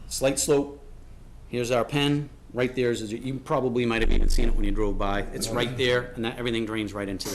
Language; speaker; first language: English; native; English